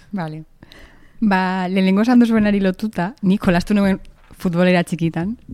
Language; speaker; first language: Basque; native; Basque